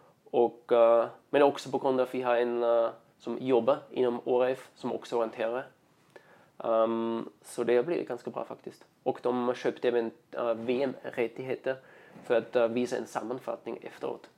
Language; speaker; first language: Swedish; non-native, fluent; German